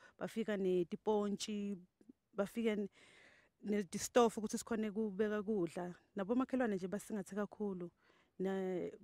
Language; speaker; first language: Zulu; non-native, local second language; Swati